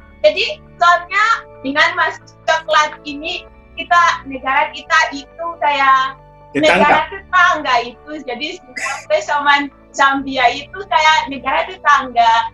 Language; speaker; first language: Indonesian; non-native, fluent; Shona